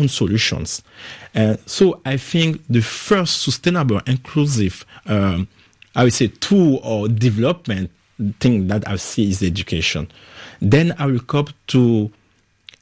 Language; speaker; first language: English; non-native, fluent; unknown